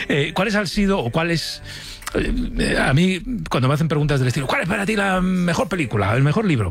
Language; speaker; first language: Spanish; native; Spanish